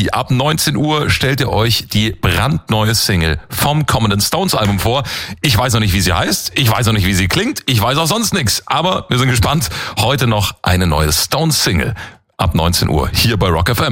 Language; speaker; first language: German; native; German